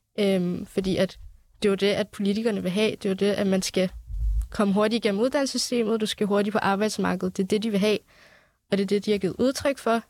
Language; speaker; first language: Danish; early bilingual, other home language; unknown